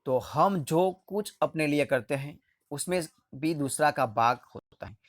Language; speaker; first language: Hindi; non-native, local second language; Gujarati